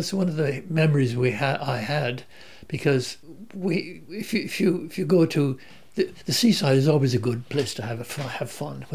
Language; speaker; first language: English; native; English